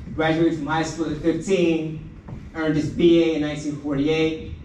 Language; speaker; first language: English; native; English